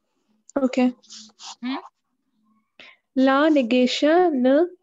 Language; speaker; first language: French; non-native, learner; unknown